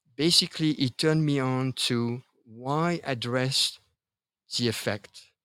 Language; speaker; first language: English; non-native, fluent; French